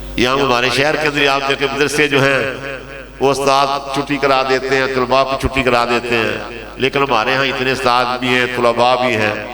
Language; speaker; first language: Urdu; non-native, local second language; Punjabi